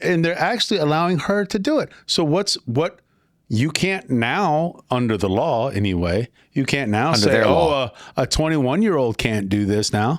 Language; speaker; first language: English; native; English